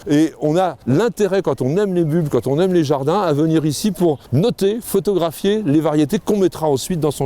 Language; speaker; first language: French; native; French